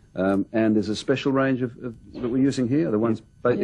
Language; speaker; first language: English; native; English